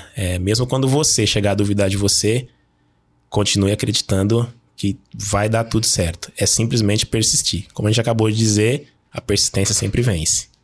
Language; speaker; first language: Portuguese; native; Portuguese